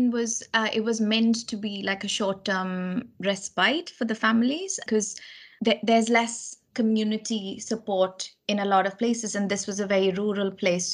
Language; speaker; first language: English; non-native, local second language; Malayalam